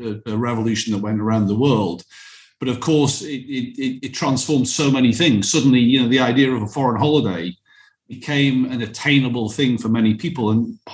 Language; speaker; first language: English; native; English